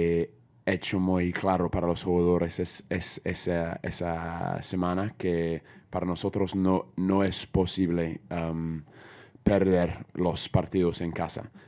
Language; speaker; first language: Spanish; non-native, fluent; English